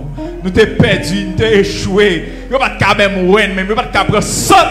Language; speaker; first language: French; non-native, local second language; Haitian Creole